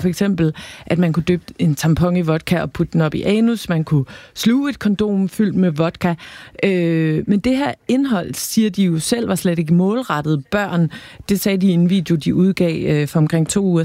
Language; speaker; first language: Danish; native; Danish